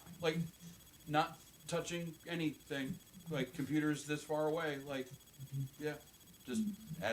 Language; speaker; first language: English; native; English